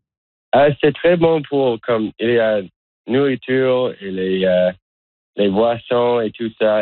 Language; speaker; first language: French; non-native, learner; English